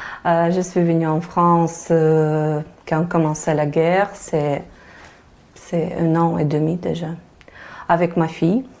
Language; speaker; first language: French; non-native, learner; Ukrainian